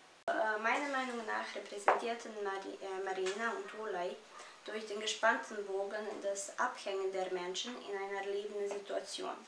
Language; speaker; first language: German; non-native, fluent; Serbian